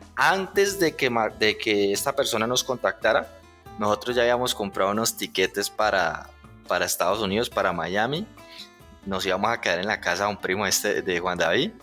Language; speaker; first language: Spanish; native; Spanish